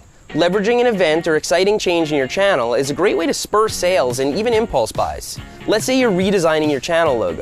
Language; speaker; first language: English; native; English